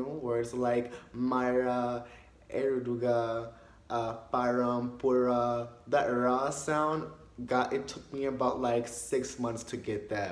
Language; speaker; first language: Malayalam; non-native, learner; English